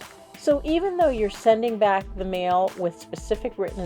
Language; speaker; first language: English; native; English